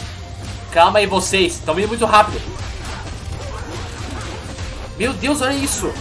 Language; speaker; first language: Portuguese; native; Portuguese